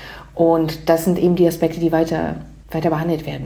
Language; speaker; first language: German; native; German